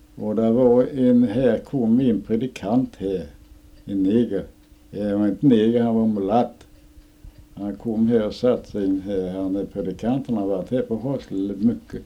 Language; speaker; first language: Swedish; native; Swedish